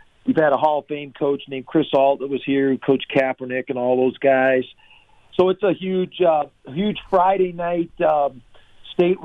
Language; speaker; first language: English; native; English